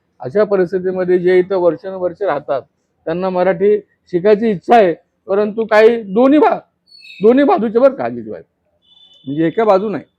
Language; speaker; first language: Marathi; native; Marathi